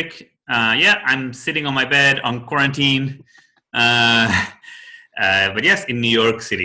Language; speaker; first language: English; non-native, fluent; Spanish